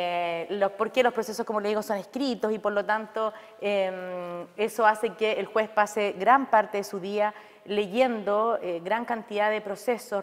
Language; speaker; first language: Spanish; native; Spanish